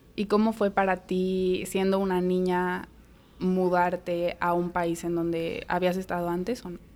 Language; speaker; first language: Spanish; native; Spanish